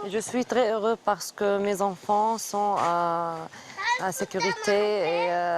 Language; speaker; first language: French; non-native, learner; Arabic